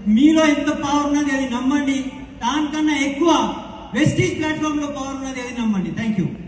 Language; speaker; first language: Telugu; non-native, local second language; Hindi